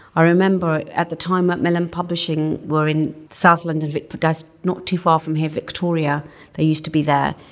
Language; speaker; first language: English; non-native, local second language; Punjabi